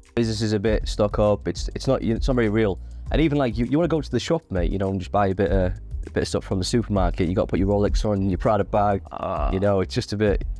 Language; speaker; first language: English; native; English